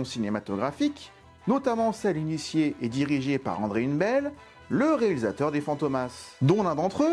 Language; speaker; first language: French; native; French